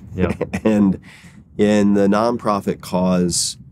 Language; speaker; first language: English; native; English